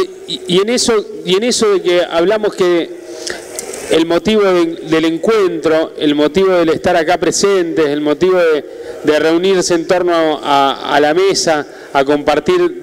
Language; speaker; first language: Spanish; native; Spanish